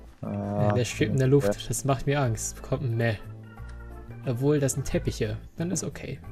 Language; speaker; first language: German; native; German